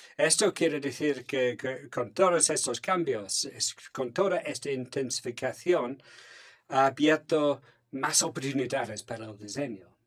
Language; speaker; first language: Spanish; non-native, fluent; English